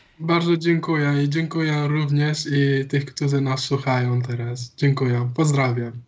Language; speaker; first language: Polish; non-native, learner; Wolof